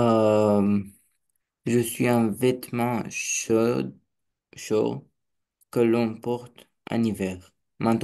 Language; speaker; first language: French; non-native, learner; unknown